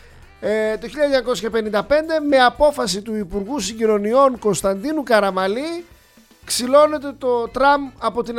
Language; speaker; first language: Greek; native; Greek